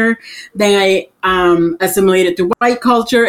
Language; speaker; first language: English; early bilingual, other home language; Spanish